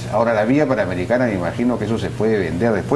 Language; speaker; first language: Spanish; native; Spanish